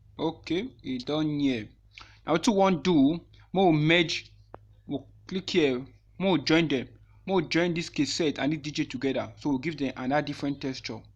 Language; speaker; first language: Nigerian Pidgin; non-native, local second language; Yoruba